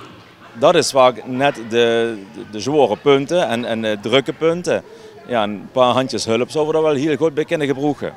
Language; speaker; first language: Dutch; native; Dutch